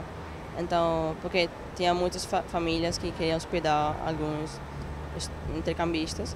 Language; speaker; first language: Portuguese; non-native, learner; Italian